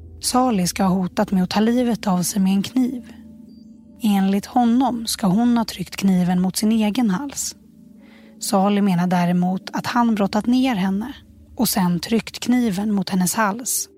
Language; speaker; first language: Swedish; native; Swedish